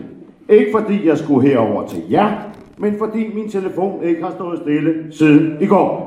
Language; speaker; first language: Danish; native; Danish